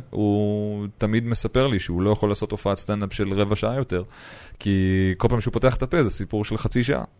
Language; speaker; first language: Hebrew; native; Hebrew